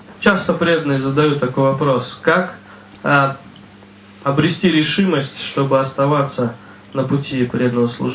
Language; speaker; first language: Russian; native; Russian